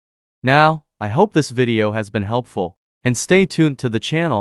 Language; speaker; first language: English; native; English